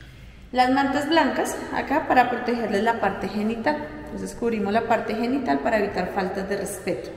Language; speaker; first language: Spanish; native; Spanish